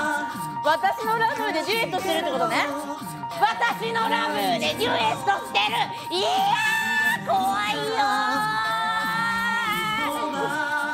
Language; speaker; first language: Japanese; native; Japanese